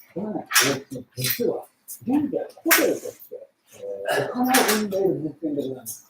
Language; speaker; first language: Japanese; native; Japanese